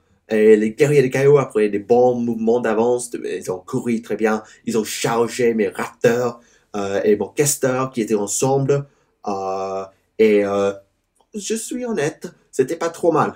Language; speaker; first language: French; non-native, learner; English